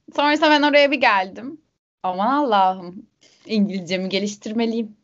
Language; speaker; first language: Turkish; native; Turkish